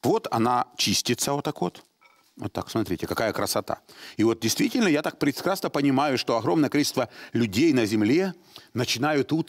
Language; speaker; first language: Russian; native; Russian